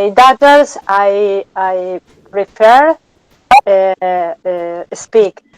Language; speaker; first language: English; non-native, learner; Spanish